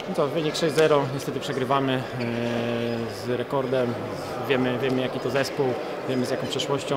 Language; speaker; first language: Polish; native; Polish